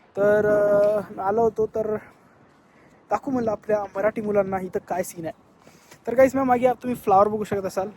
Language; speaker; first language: Marathi; non-native, local second language; Lambadi